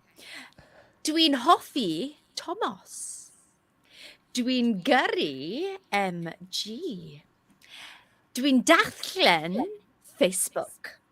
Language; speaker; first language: Welsh; non-native, learner; English